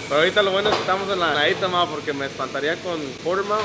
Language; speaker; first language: Spanish; early bilingual, heritage; Spanish